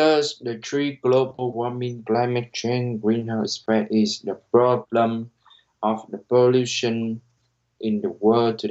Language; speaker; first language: English; non-native, learner; Vietnamese